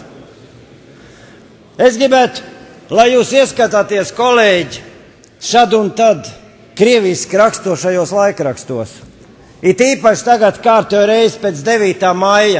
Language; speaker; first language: Latvian; native; Latvian